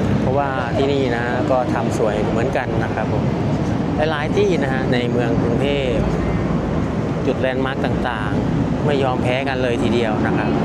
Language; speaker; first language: Thai; native; Thai